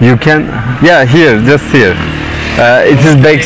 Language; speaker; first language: English; non-native, learner; Turkish